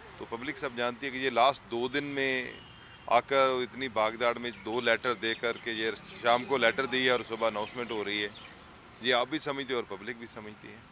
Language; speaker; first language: Hindi; non-native, local second language; Punjabi